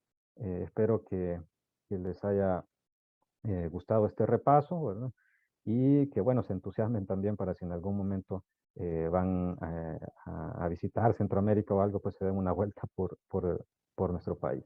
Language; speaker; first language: Spanish; native; Spanish